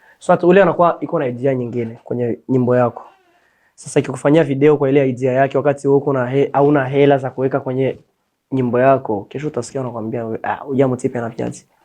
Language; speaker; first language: Swahili; native; Swahili